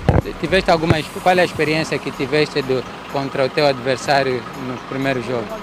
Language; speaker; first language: Portuguese; non-native, fluent; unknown